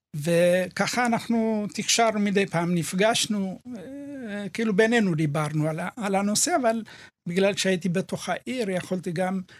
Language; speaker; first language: Hebrew; early bilingual, other home language; Amharic